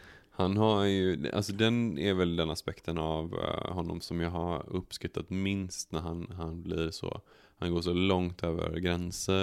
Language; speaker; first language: Swedish; native; Swedish